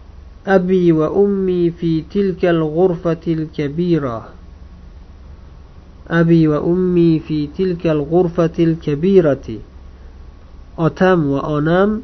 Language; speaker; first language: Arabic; non-native, fluent; Uzbek